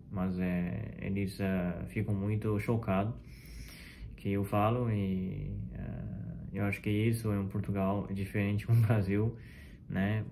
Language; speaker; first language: Portuguese; non-native, fluent; Chinese